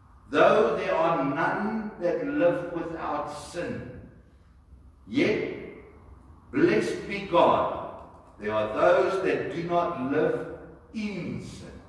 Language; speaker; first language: English; non-native, local second language; Afrikaans